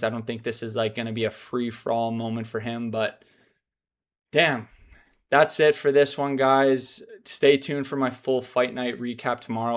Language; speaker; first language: English; native; English